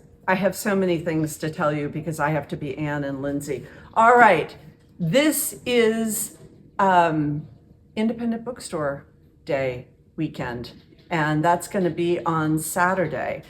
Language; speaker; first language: English; native; English